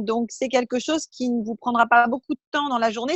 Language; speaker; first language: French; native; French